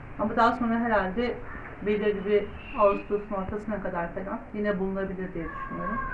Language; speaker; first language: Turkish; native; Turkish